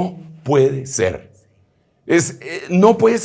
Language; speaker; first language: Spanish; native; Spanish